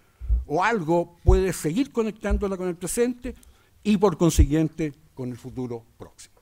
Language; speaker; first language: Spanish; native; Spanish